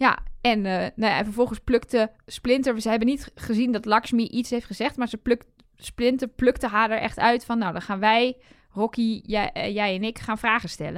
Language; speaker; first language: Dutch; native; Dutch